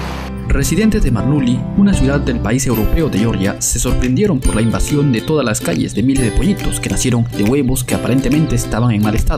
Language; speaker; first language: Spanish; native; Spanish